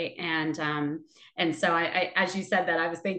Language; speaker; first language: English; native; English